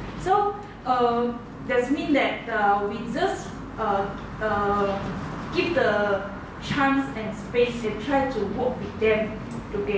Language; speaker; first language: English; non-native, learner; Indonesian